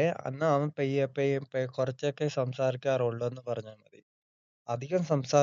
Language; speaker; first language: Malayalam; early bilingual, heritage; Malayalam